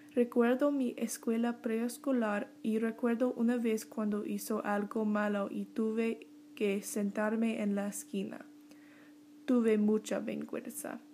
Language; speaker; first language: Spanish; non-native, learner; English